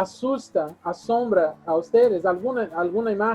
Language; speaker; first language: Spanish; non-native, fluent; Portuguese